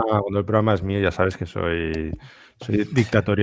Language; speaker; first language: Spanish; native; Spanish